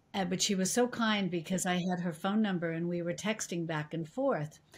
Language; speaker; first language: English; native; English